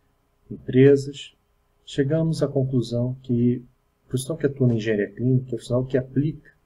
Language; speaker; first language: Portuguese; native; Portuguese